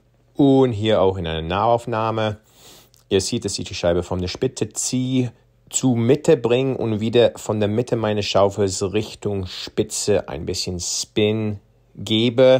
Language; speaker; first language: German; non-native, fluent; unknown